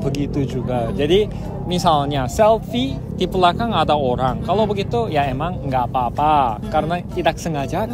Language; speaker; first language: Indonesian; non-native, fluent; Korean